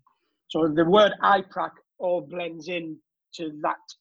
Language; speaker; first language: English; native; English